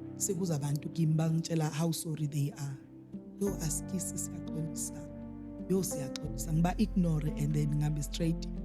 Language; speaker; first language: Zulu; native; Zulu